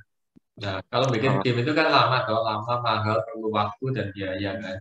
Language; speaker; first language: Indonesian; native; Indonesian